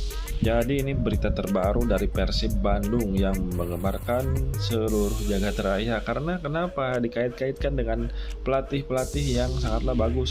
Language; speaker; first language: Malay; non-native, local second language; Sundanese